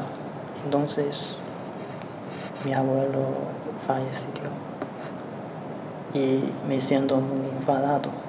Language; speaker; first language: Spanish; non-native, learner; Chinese